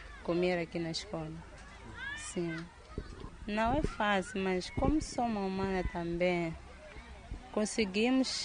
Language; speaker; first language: Portuguese; non-native, local second language; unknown